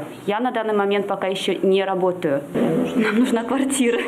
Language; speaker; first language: Russian; native; Russian